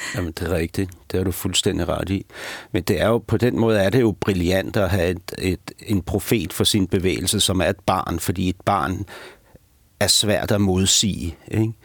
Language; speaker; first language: Danish; native; Danish